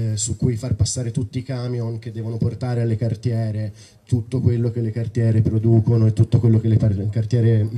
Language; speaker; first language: Italian; native; Italian